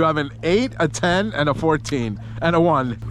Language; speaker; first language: English; native; English